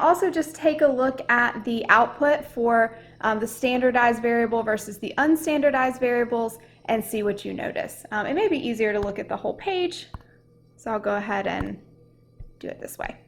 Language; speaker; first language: English; native; English